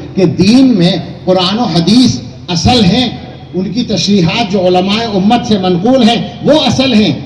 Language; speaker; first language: Urdu; native; Urdu